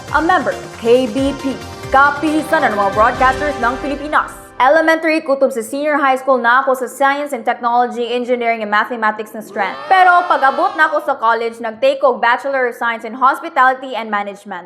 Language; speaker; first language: Cebuano; native; Cebuano